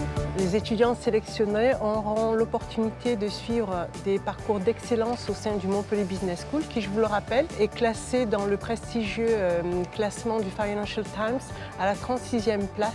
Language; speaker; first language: French; native; French